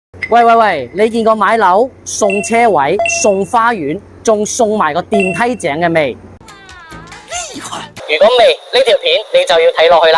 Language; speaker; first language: Cantonese; native; Cantonese